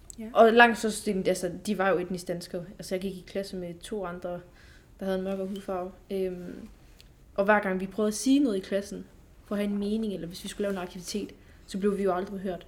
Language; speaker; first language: Danish; early bilingual, other home language; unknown